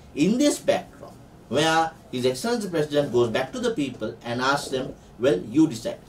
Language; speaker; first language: English; non-native, local second language; Sinhala